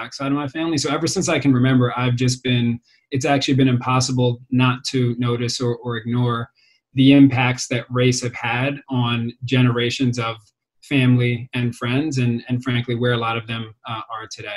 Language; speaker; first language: English; native; English